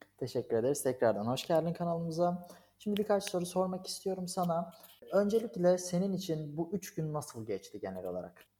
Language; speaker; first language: Turkish; native; Turkish